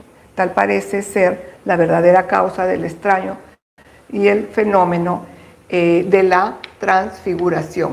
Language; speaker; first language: Spanish; native; Spanish